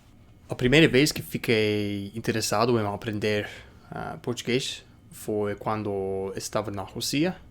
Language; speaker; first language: Portuguese; non-native, fluent; English